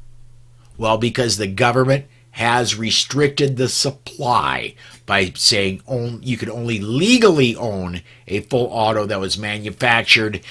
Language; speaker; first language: English; native; English